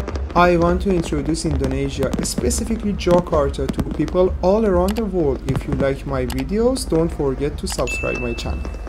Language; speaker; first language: English; non-native, learner; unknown